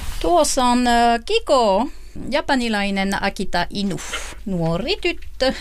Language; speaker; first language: Finnish; non-native, learner; French